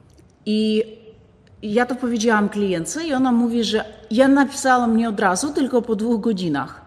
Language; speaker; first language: Polish; non-native, fluent; Ukrainian